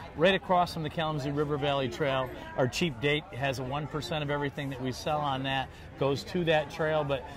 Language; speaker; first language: English; native; English